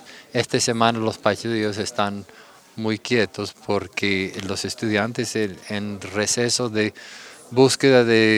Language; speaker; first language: Spanish; non-native, fluent; English